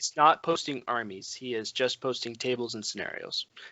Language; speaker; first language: English; native; English